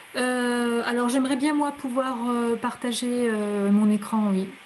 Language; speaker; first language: French; native; French